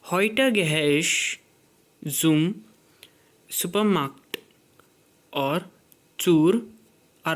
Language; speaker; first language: German; non-native, learner; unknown